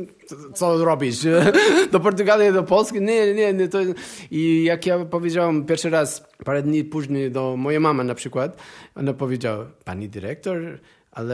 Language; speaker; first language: Polish; non-native, learner; Portuguese